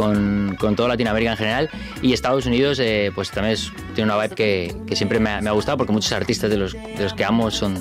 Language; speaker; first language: Spanish; native; Spanish